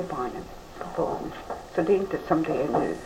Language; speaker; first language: Swedish; early bilingual, heritage; Swedish